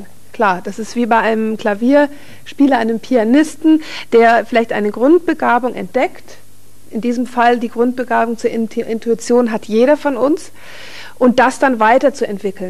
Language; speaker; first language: German; native; German